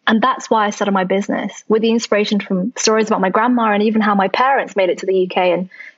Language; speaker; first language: English; early bilingual, other home language; Chinese